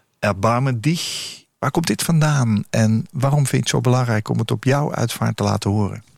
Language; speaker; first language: Dutch; native; Dutch